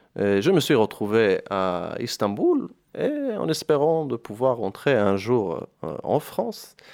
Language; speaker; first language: French; non-native, fluent; Hebrew